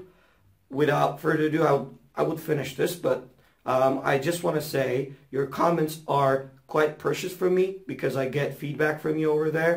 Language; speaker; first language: English; non-native, fluent; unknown